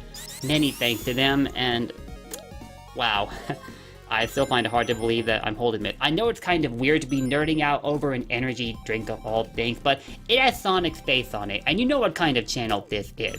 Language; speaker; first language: English; native; English